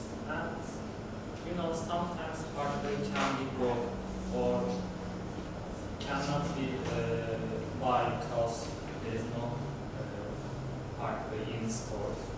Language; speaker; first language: English; non-native, learner; Turkish